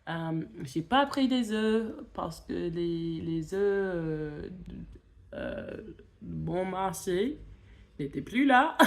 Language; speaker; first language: French; non-native, fluent; English